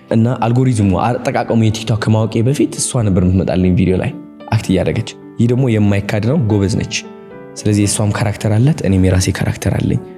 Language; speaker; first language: Amharic; non-native, local second language; Tigrinya